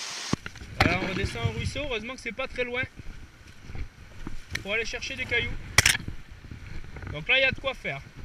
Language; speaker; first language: French; native; French